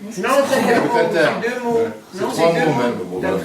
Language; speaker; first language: French; native; French